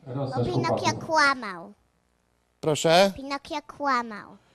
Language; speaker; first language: Polish; early bilingual, heritage; Polish